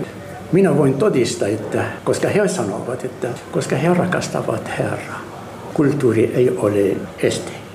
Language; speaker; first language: Finnish; non-native, fluent; Arabic